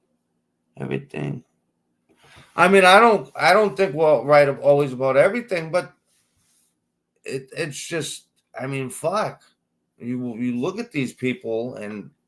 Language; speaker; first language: English; native; English